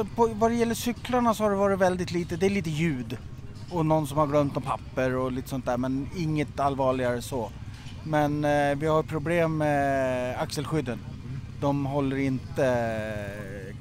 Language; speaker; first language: Swedish; native; Swedish